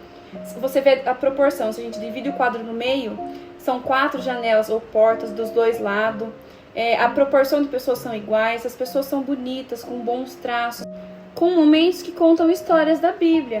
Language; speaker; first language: Portuguese; native; Portuguese